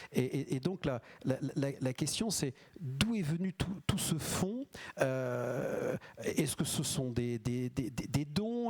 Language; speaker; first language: French; native; French